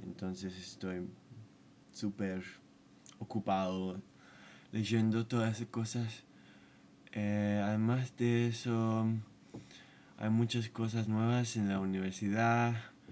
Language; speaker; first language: Spanish; non-native, fluent; English